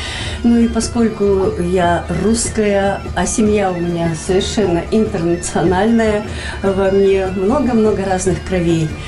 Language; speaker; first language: Russian; native; Russian